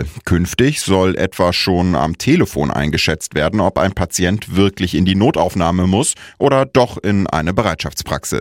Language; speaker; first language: German; native; German